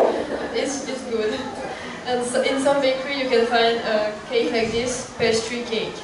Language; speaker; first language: English; non-native, fluent; French